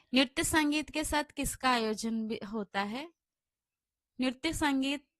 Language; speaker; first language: Hindi; non-native, local second language; Telugu